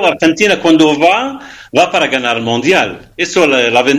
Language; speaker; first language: Spanish; non-native, fluent; Arabic